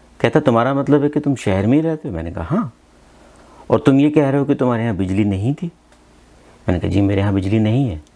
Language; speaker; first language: Hindi; non-native, local second language; Punjabi